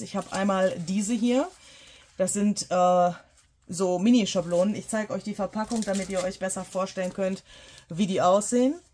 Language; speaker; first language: German; native; German